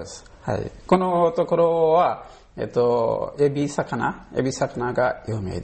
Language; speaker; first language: Japanese; non-native, learner; Bangla